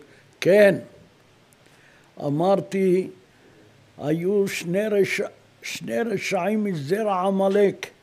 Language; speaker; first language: Hebrew; non-native, fluent; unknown